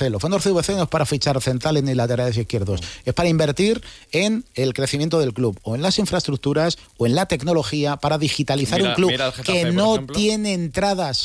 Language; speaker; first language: Spanish; native; Spanish